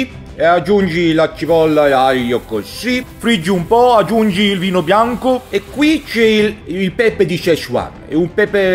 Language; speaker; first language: Italian; non-native, learner; Swedish